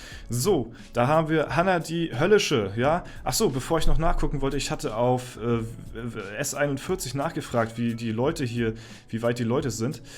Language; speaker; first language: German; native; German